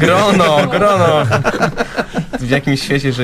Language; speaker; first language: Polish; native; Polish